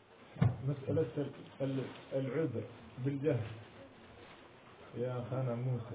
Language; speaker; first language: Arabic; non-native, fluent; French